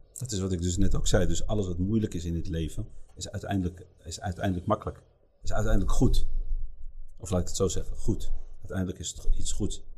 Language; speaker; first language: Dutch; early bilingual, other home language; Riffian